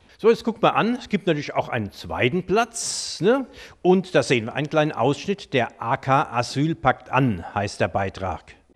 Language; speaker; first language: German; native; German